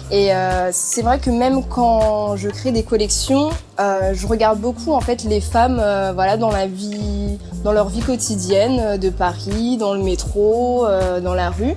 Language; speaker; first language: French; native; French